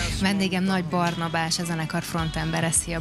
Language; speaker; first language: Hungarian; native; Hungarian